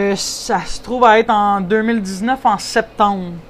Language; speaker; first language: French; native; French